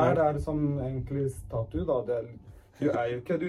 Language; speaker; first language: Norwegian; early bilingual, other home language; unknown